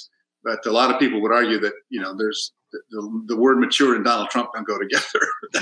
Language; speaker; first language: English; early bilingual, other home language; Spanish